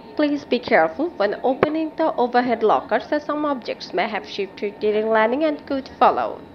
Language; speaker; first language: English; non-native, local second language; Bangla